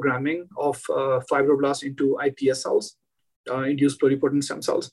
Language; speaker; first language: English; non-native, local second language; Hindi